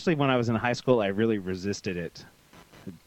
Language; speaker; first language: English; native; English